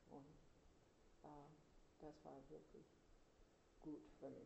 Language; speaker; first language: German; non-native, learner; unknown